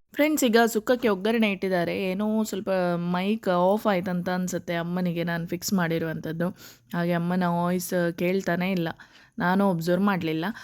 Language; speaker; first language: Kannada; native; Kannada